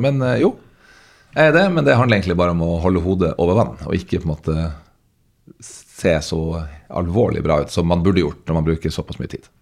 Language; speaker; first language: Norwegian; native; Norwegian